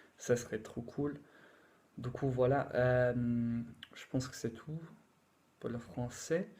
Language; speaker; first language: French; non-native, fluent; English